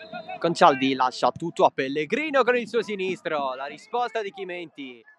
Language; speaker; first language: Italian; native; Italian